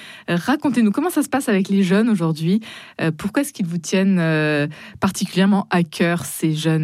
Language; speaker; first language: French; native; French